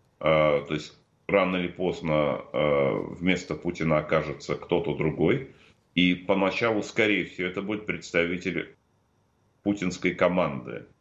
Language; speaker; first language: Russian; native; Russian